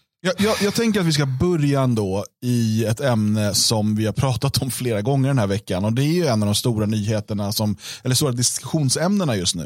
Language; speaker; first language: Swedish; native; Swedish